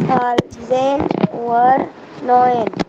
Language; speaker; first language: German; non-native, learner; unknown